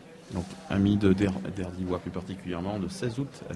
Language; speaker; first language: French; native; French